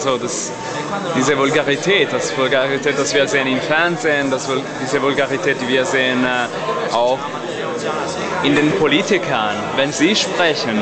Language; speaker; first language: German; non-native, fluent; Italian